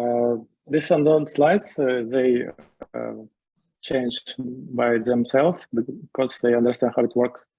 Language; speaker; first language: English; non-native, learner; Ukrainian